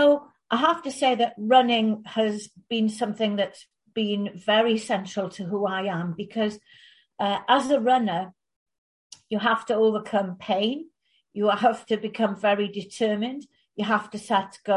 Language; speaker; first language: English; native; English